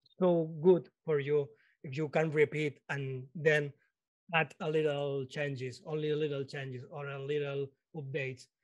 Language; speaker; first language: English; non-native, learner; Spanish